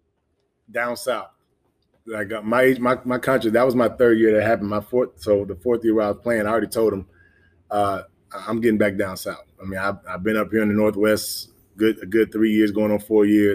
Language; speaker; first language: English; native; English